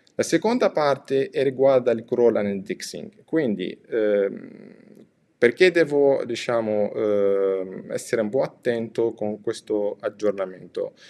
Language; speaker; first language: Italian; non-native, fluent; Arabic